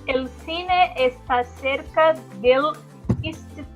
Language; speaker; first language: Spanish; non-native, learner; Portuguese